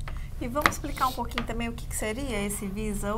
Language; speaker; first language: Portuguese; native; Portuguese